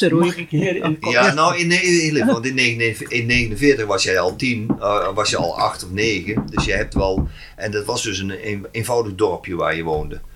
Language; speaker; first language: Dutch; native; Dutch